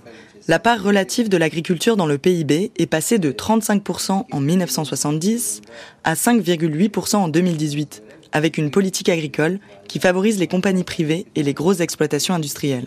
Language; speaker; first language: French; native; French